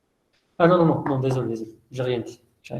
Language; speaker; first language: French; non-native, local second language; Arabic